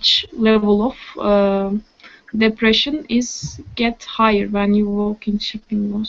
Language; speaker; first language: English; non-native, learner; Turkish